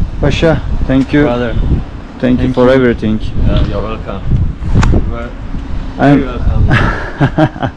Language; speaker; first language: English; non-native, learner; Turkish